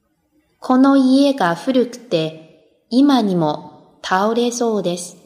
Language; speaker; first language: Japanese; non-native, fluent; Chinese